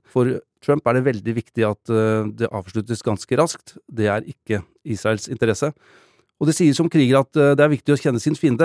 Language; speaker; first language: Norwegian; native; Norwegian